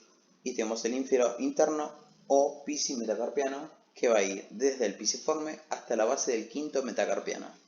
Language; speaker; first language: Spanish; native; Spanish